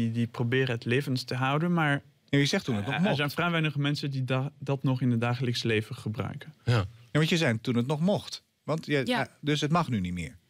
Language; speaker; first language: Dutch; non-native, fluent; French